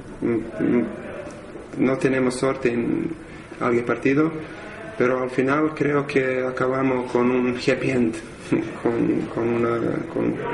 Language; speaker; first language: Spanish; non-native, learner; Serbian